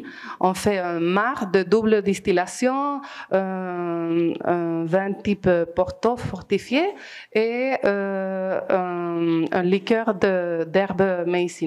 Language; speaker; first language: French; non-native, fluent; Spanish